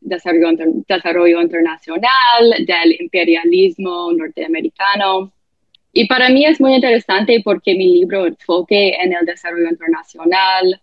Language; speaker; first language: Spanish; non-native, fluent; English